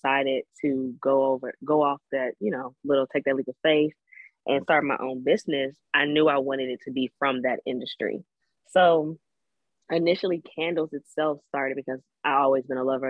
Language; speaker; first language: English; native; English